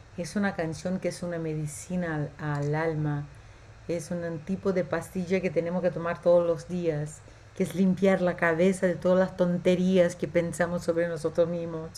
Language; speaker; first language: Spanish; non-native, fluent; Portuguese